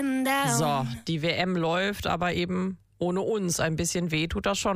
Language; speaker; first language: German; native; German